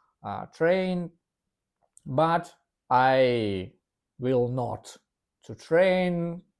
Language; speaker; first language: English; non-native, learner; Russian